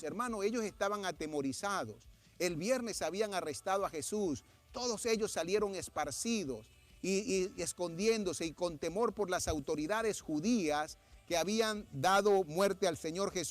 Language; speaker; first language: Spanish; native; Spanish